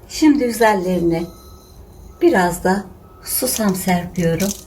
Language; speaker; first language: Turkish; native; Turkish